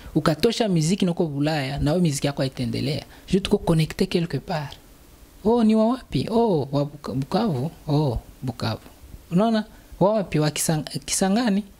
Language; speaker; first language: Swahili; native; Swahili